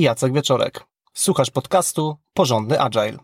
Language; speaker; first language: Polish; native; Polish